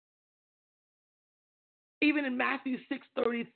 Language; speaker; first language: English; native; English